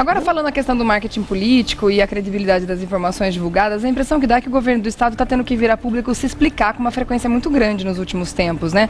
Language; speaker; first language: Portuguese; native; Portuguese